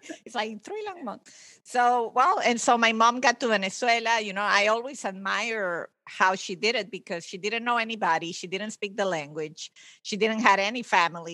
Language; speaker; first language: English; non-native, fluent; Italian